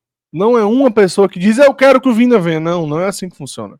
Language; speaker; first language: Portuguese; native; Portuguese